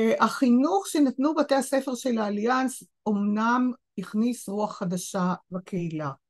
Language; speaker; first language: Hebrew; native; Hebrew